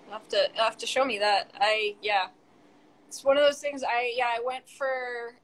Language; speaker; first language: English; native; English